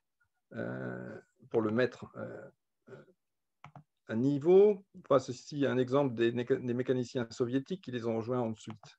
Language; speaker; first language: French; native; French